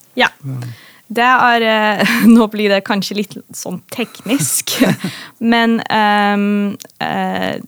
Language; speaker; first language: Norwegian; non-native, fluent; Dutch